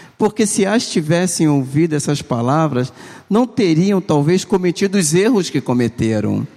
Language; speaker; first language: Portuguese; native; Portuguese